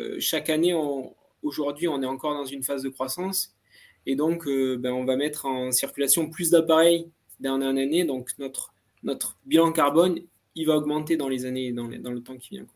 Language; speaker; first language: French; native; French